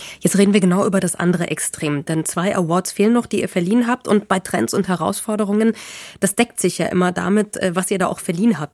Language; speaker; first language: German; native; German